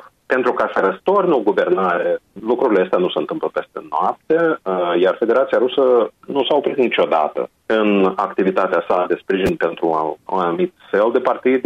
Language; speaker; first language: Romanian; native; Romanian